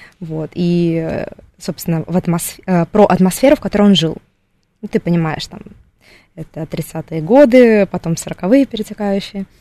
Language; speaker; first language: Russian; native; Russian